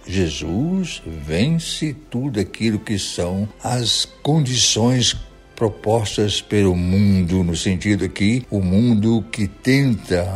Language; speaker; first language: Portuguese; native; Portuguese